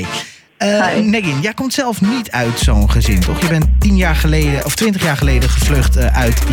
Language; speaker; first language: Dutch; native; Dutch